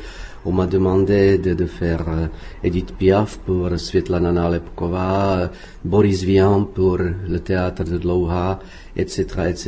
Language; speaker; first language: French; non-native, fluent; Czech